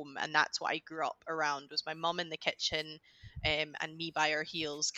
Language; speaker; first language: English; native; English